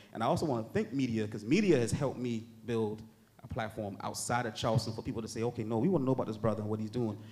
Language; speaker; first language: English; native; English